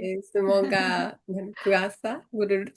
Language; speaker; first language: Indonesian; non-native, learner; Japanese